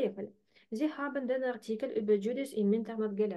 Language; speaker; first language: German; non-native, fluent; Russian